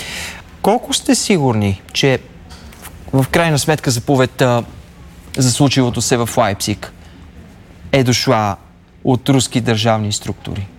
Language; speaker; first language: Bulgarian; native; Bulgarian